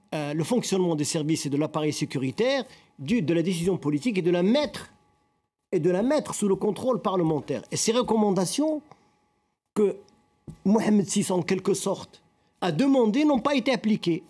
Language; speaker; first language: French; non-native, local second language; Arabic